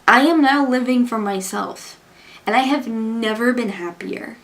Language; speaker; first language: English; native; English